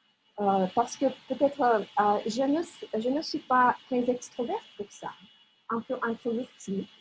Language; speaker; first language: French; non-native, fluent; Russian